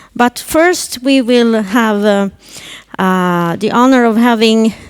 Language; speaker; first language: English; non-native, fluent; Swedish